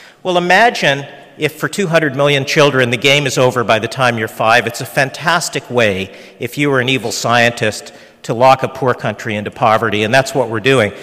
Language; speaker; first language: English; early bilingual, other home language; Hungarian